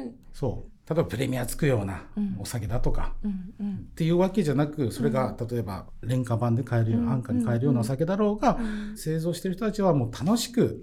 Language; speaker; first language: Japanese; native; Japanese